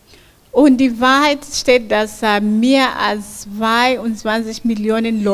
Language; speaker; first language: German; non-native, fluent; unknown